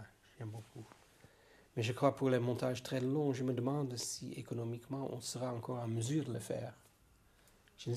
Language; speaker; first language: French; non-native, fluent; Dutch